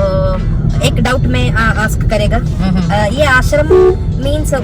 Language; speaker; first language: Hindi; non-native, local second language; Malayalam